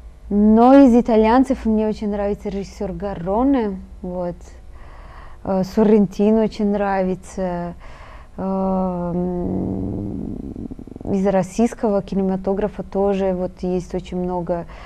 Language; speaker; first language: Russian; non-native, fluent; Italian